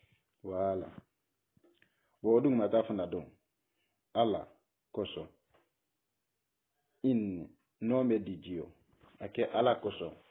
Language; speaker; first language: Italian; non-native, learner; Bambara